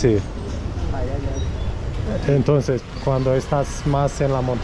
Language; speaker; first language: Spanish; non-native, learner; Romanian